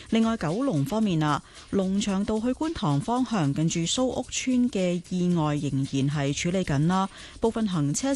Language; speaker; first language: Cantonese; native; Cantonese